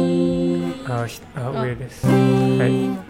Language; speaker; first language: Japanese; non-native, learner; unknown